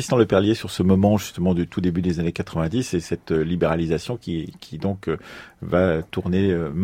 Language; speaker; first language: French; native; French